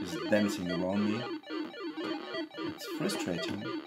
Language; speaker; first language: English; non-native, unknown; French